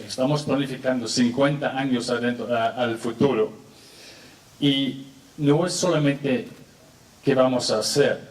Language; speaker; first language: Spanish; non-native, fluent; English